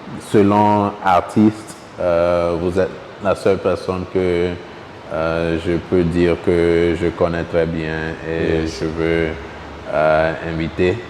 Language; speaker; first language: French; non-native, local second language; Ewe